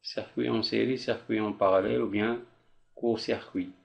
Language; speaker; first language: French; non-native, local second language; Arabic